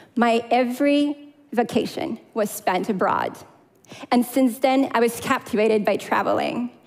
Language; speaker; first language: English; non-native, fluent; Russian